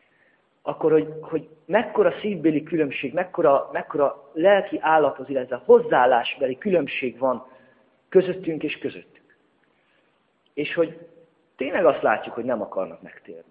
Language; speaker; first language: Hungarian; native; Hungarian